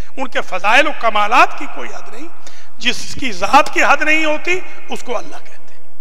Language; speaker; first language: Urdu; native; Urdu